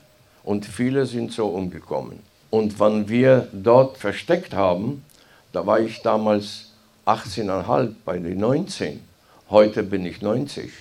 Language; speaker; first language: German; non-native, fluent; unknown